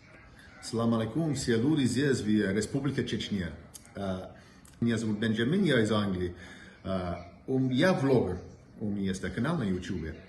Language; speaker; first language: Russian; non-native, learner; English